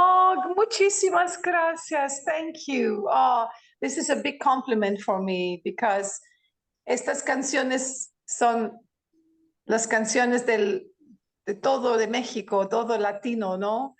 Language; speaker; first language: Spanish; non-native, learner; Greek